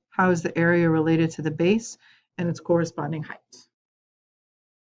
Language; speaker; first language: English; native; English